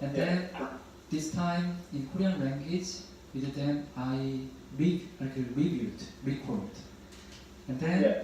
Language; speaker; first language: English; non-native, learner; Korean